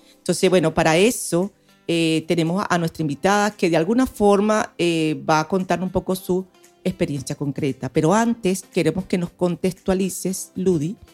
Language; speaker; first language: Spanish; native; Spanish